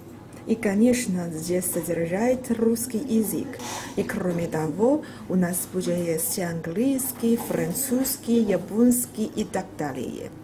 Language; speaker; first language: Russian; non-native, learner; Chinese